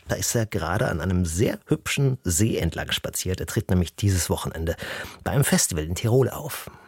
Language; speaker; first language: German; native; German